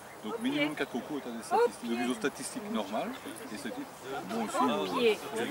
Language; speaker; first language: French; native; French